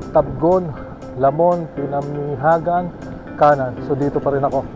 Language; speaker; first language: Filipino; non-native, local second language; Bikol